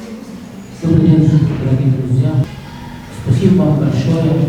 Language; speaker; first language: Russian; non-native, fluent; Arabic